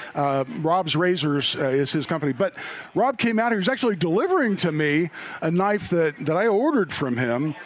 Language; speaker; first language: English; native; English